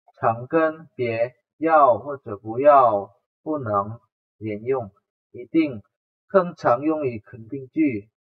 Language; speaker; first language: Chinese; non-native, fluent; Indonesian